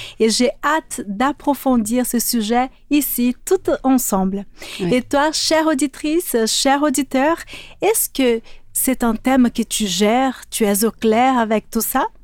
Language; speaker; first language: French; native; French